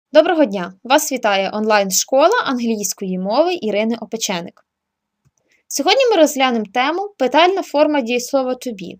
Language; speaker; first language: Ukrainian; native; Ukrainian